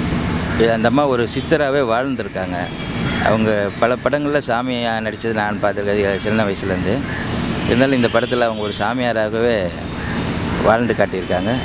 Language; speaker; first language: Tamil; native; Tamil